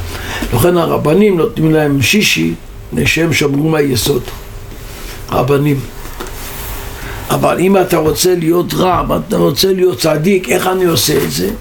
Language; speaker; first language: Hebrew; non-native, local second language; Yiddish